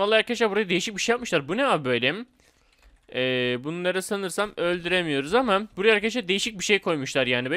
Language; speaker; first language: Turkish; native; Turkish